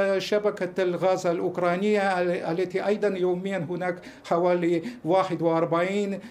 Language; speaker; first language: Arabic; non-native, fluent; Russian